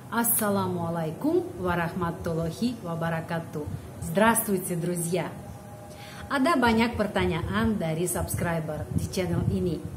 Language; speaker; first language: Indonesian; non-native, fluent; Russian